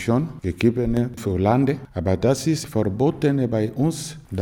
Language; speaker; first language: German; non-native, learner; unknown